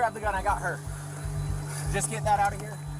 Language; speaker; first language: English; native; English